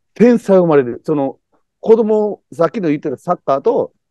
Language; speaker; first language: Japanese; native; Japanese